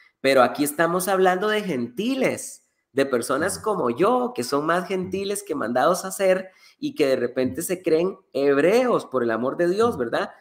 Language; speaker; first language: Spanish; native; Spanish